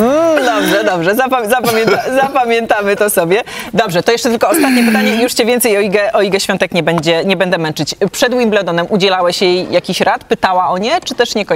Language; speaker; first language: Polish; native; Polish